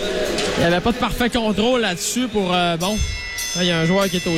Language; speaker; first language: French; native; French